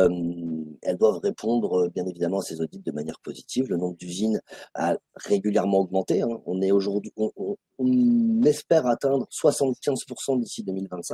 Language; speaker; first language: French; native; French